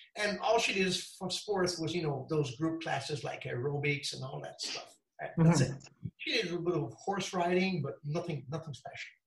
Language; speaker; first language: English; non-native, fluent; Italian